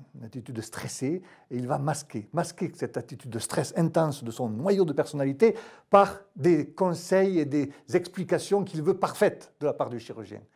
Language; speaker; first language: French; native; French